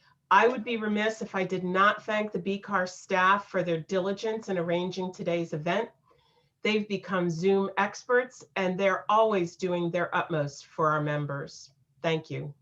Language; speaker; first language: English; native; English